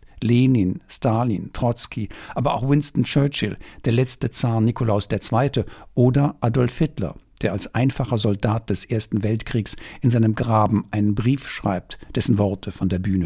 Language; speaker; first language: German; native; German